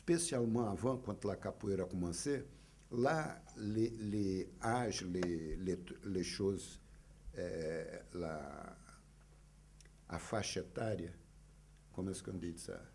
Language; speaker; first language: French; non-native, fluent; Portuguese